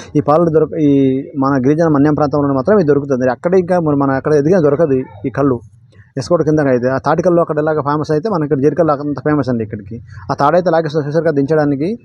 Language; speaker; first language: Telugu; non-native, local second language; Odia